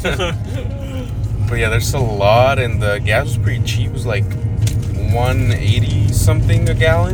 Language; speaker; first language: English; early bilingual, other home language; Spanish